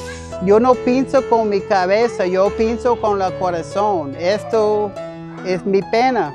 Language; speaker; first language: Spanish; non-native, learner; English